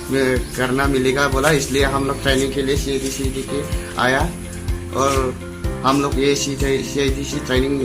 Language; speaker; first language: Hindi; non-native, local second language; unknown